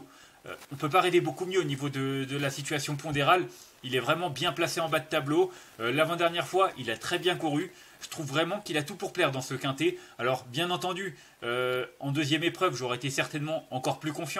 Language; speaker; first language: French; native; French